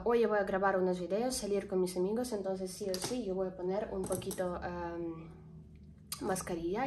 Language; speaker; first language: Spanish; non-native, learner; Ukrainian